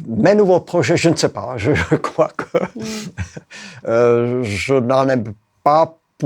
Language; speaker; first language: French; non-native, fluent; Czech